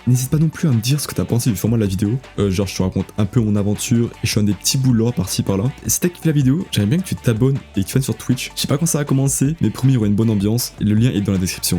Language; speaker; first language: French; native; French